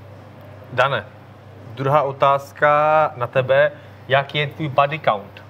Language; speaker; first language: Czech; native; Czech